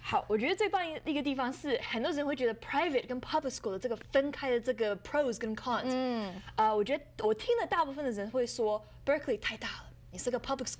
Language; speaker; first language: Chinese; early bilingual, heritage; Chinese